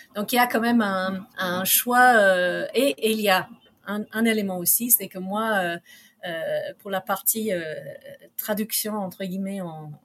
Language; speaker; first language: French; non-native, fluent; English